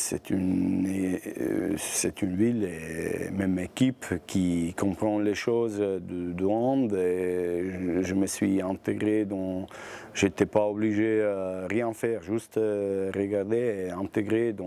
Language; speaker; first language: French; non-native, fluent; Bosnian